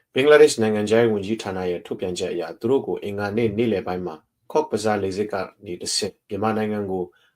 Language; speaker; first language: Burmese; non-native, local second language; Hakha Chin